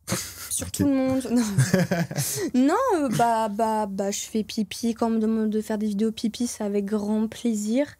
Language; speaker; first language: French; native; French